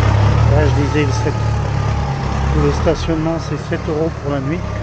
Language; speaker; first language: French; native; French